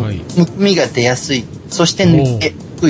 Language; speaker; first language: Japanese; native; Japanese